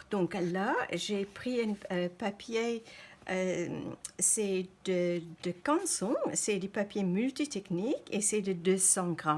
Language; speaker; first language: French; non-native, fluent; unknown